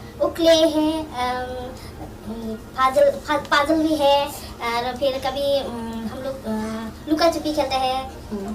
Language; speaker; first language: Hindi; non-native, local second language; Garo